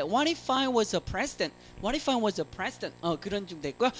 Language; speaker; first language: English; non-native, fluent; Korean